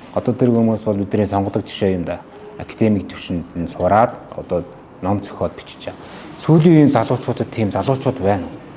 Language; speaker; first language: Mongolian; non-native, local second language; Kazakh